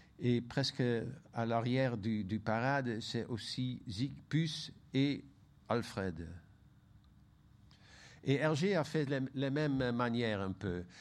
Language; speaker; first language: French; non-native, fluent; Dutch